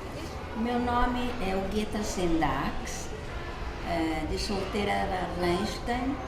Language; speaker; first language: Portuguese; early bilingual, other home language; Yiddish